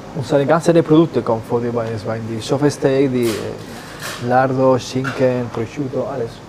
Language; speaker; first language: German; non-native, learner; Spanish